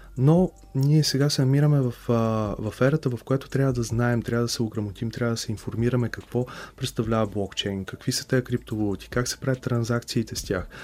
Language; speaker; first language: Bulgarian; native; Bulgarian